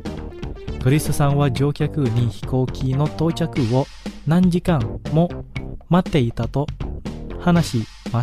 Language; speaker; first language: Japanese; non-native, fluent; Indonesian